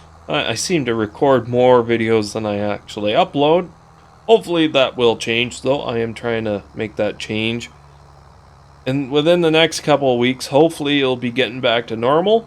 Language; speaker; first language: English; native; English